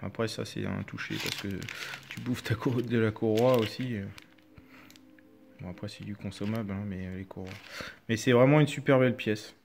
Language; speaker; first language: French; native; French